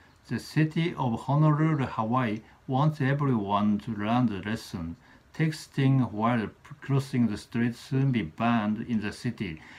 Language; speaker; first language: English; non-native, learner; Japanese